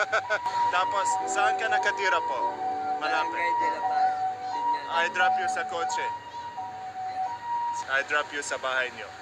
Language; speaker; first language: Filipino; non-native, learner; Arabic